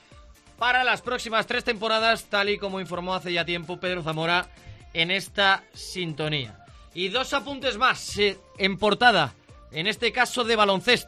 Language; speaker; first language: Spanish; native; Spanish